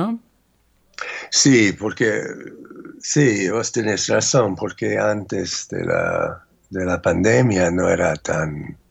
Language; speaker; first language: Spanish; non-native, fluent; English